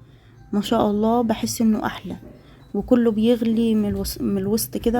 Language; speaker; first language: Arabic; native; Arabic